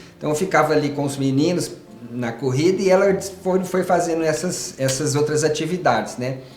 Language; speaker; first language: Portuguese; native; Portuguese